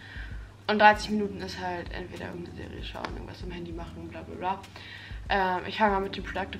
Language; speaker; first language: German; native; German